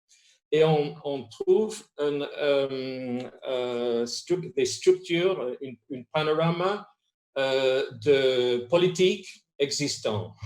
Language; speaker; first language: French; non-native, fluent; Spanish